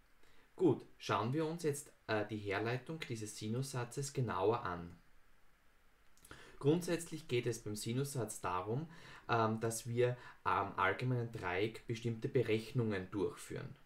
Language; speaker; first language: German; native; German